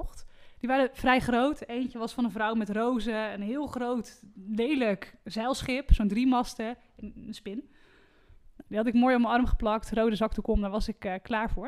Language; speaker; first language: Dutch; native; Dutch